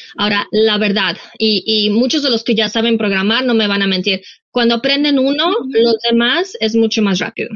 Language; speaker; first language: Spanish; non-native, fluent; Russian